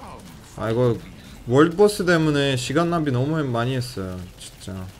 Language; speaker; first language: Korean; non-native, fluent; Russian